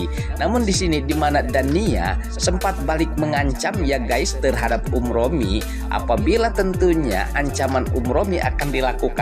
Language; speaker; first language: Indonesian; native; Indonesian